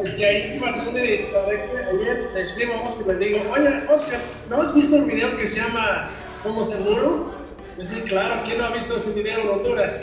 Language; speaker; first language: Spanish; non-native, fluent; English